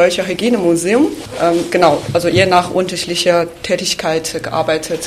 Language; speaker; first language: German; non-native, fluent; Chinese